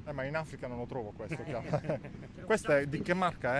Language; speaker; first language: Italian; native; Italian